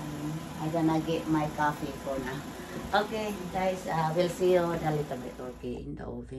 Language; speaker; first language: English; non-native, learner; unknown